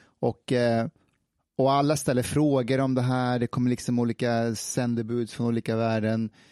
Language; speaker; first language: Swedish; early bilingual, other home language; Persian